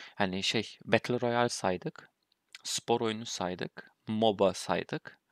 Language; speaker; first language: Turkish; early bilingual, heritage; Turkish